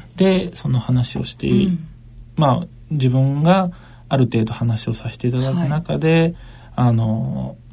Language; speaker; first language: Japanese; native; Japanese